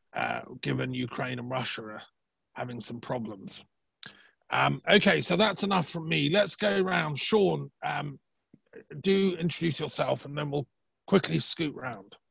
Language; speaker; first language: English; native; English